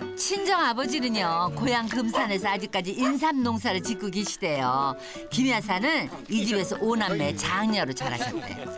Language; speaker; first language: Korean; native; Korean